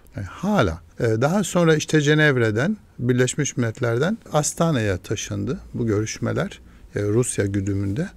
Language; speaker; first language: Turkish; early bilingual, heritage; Arabic